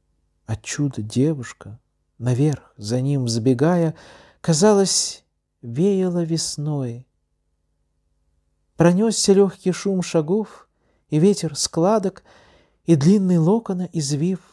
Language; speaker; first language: Russian; native; Russian